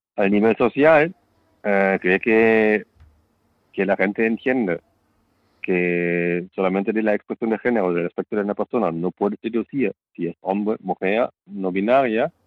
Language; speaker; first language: Spanish; non-native, fluent; German